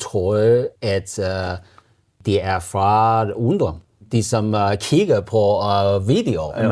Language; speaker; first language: Danish; non-native, learner; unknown